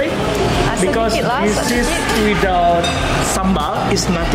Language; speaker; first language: English; non-native, fluent; Indonesian